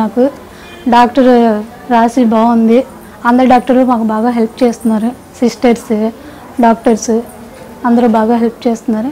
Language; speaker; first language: Telugu; native; Telugu